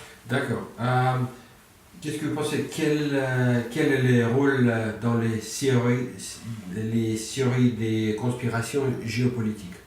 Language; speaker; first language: French; non-native, learner; Russian